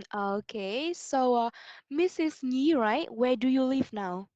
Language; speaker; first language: English; non-native, fluent; Vietnamese